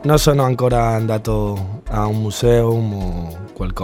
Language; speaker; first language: Italian; non-native, learner; Spanish